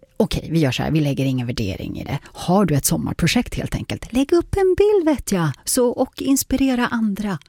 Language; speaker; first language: Swedish; native; Swedish